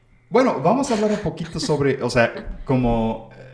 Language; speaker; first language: Spanish; non-native, fluent; English